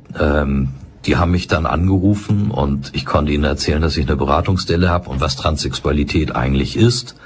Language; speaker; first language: German; native; German